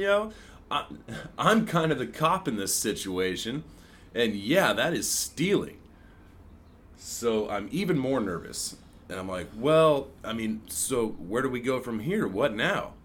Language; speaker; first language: English; native; English